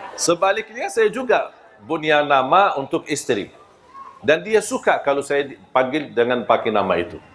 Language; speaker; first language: Malay; non-native, fluent; Arabic